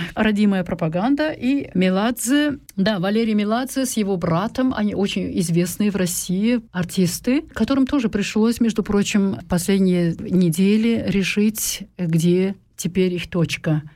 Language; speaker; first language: Russian; non-native, local second language; Kazakh